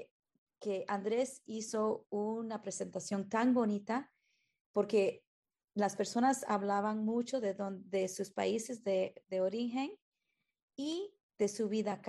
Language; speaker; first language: Spanish; early bilingual, heritage; Spanish